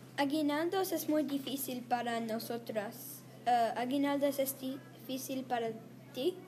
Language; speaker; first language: Spanish; non-native, learner; English